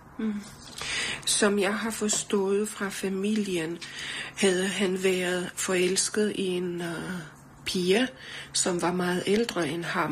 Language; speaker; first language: Danish; non-native, learner; Romanian